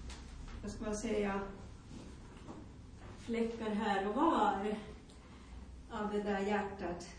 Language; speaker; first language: Swedish; non-native, local second language; Finnish